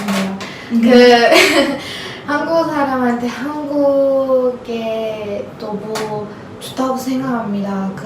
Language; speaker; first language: Korean; non-native, learner; Turkish